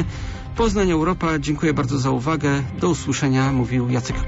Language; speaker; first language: Polish; native; Polish